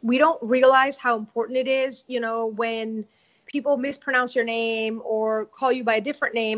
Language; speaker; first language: English; non-native, fluent; Spanish